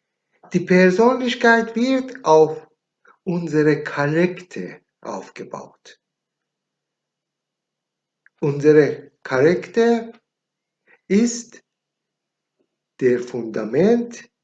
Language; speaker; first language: German; non-native, learner; Persian